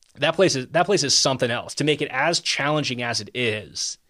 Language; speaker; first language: English; native; English